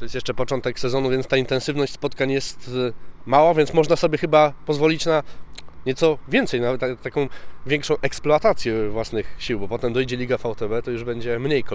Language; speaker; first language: Polish; native; Polish